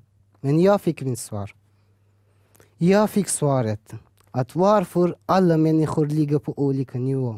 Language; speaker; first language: Swedish; early bilingual, other home language; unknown